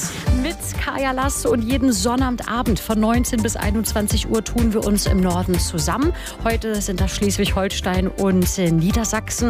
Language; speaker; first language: German; native; German